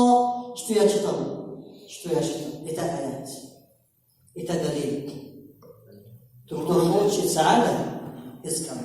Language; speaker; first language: Russian; non-native, learner; Arabic